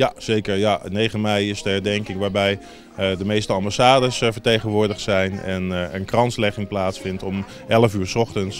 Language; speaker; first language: Dutch; native; Dutch